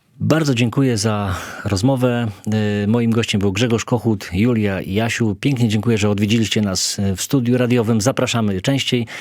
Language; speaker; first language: Polish; native; Polish